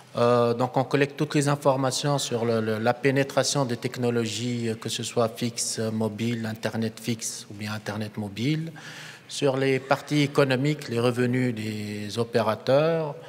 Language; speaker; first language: French; non-native, local second language; Arabic